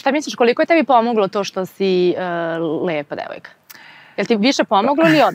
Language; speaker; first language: Serbian; native; Serbian